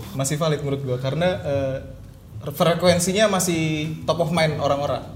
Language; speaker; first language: Indonesian; native; Indonesian